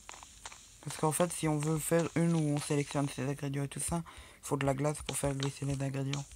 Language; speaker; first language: French; native; French